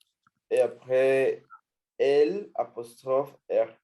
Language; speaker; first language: French; non-native, learner; Spanish